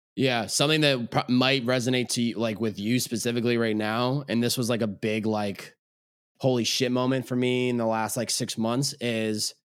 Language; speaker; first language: English; native; English